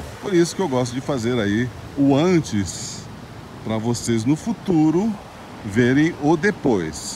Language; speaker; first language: Portuguese; native; Portuguese